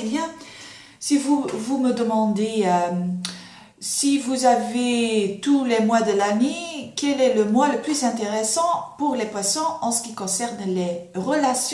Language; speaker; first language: French; non-native, fluent; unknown